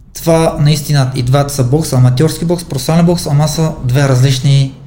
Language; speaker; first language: Bulgarian; non-native, fluent; Armenian